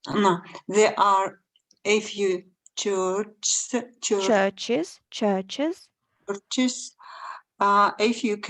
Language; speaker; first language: English; non-native, learner; Russian